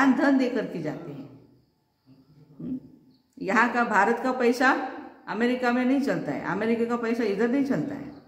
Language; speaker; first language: Hindi; non-native, local second language; Marathi